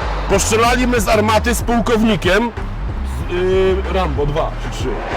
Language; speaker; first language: Polish; native; Polish